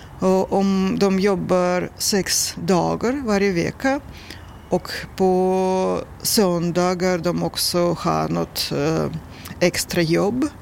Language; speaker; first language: Swedish; non-native, learner; Russian